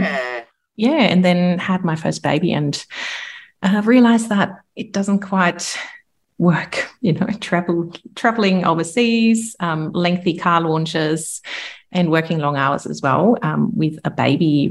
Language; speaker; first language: English; non-native, fluent; German